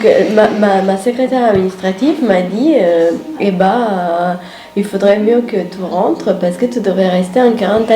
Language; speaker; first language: French; non-native, fluent; Italian